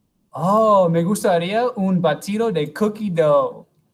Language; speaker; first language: Spanish; non-native, fluent; English